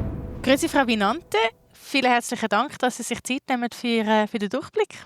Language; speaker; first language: German; native; German